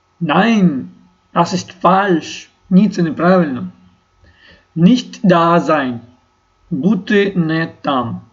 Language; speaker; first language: German; non-native, learner; Ukrainian